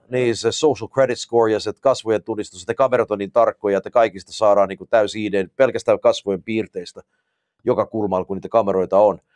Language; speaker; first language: Finnish; early bilingual, heritage; Finnish